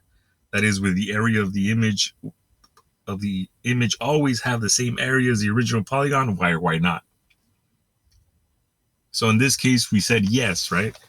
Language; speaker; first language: English; native; English